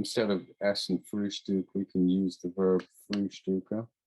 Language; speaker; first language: German; non-native, fluent; English